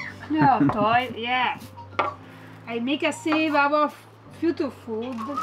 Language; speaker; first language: English; non-native, learner; Italian